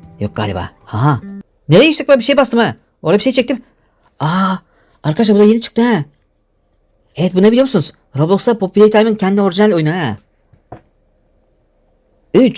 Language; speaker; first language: Turkish; native; Turkish